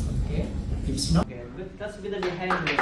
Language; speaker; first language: German; non-native, fluent; Indonesian